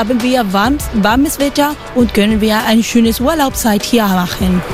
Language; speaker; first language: German; non-native, learner; Spanish